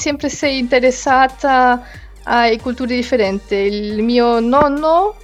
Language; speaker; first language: Italian; non-native, learner; Spanish